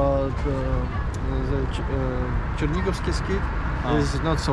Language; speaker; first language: English; non-native, learner; Russian